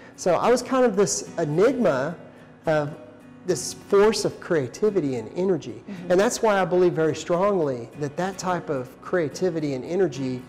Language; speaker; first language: English; native; English